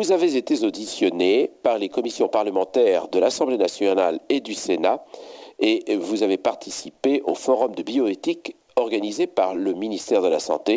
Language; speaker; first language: French; native; French